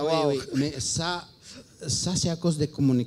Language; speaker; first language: French; non-native, fluent; Romanian